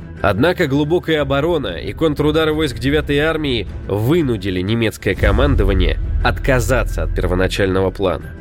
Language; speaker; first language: Russian; native; Russian